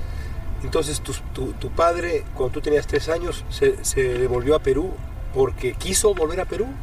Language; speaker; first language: Spanish; native; Spanish